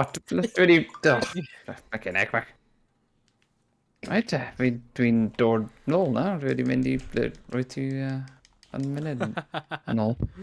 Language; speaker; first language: Welsh; non-native, local second language; English